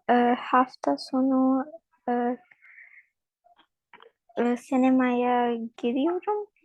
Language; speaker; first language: Turkish; non-native, learner; Urdu